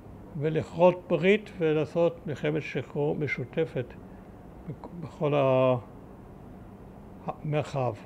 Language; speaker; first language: Hebrew; early bilingual, other home language; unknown